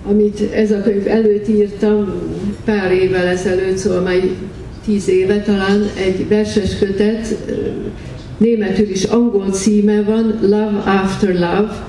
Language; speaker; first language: Hungarian; early bilingual, heritage; Hungarian